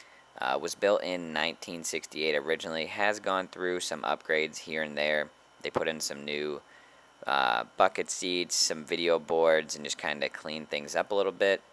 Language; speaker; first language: English; native; English